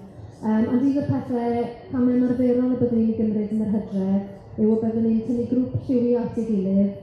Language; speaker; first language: Welsh; native; Welsh